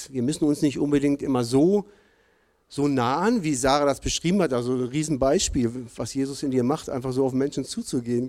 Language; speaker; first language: German; native; German